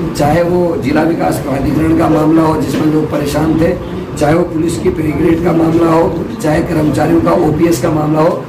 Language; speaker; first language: Hindi; native; Hindi